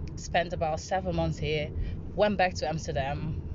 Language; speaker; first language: English; non-native, fluent; Dutch